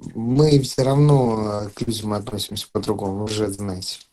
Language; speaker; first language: Russian; native; Russian